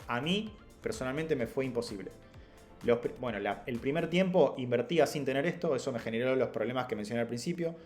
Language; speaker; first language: Spanish; native; Spanish